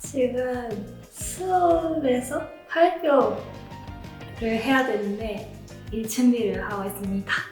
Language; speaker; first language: Korean; non-native, learner; Japanese